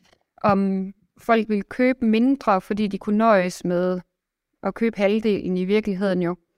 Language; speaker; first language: Danish; native; Danish